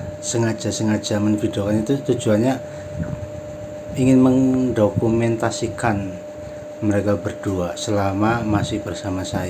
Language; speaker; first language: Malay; non-native, local second language; Javanese